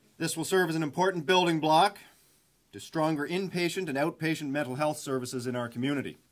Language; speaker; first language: English; native; English